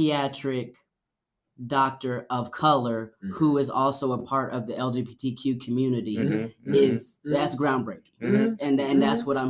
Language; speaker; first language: English; native; English